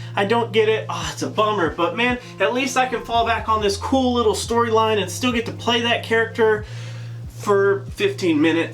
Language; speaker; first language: English; native; English